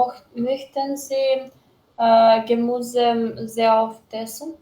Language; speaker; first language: German; non-native, learner; Macedonian